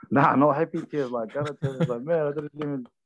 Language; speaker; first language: English; native; English